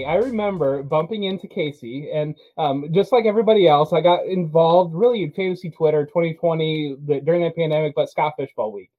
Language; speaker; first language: English; native; English